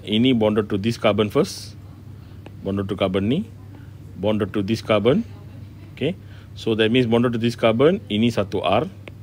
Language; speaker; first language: English; non-native, local second language; Malay